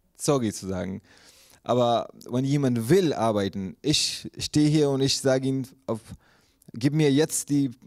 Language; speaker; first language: German; non-native, learner; Urdu